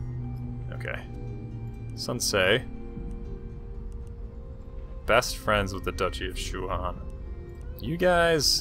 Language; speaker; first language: English; native; English